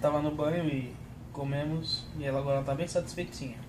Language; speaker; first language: Portuguese; native; Portuguese